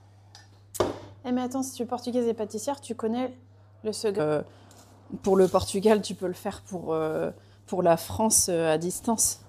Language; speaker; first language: French; native; French